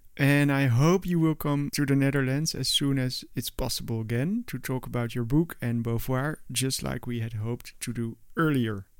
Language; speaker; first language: English; non-native, fluent; Dutch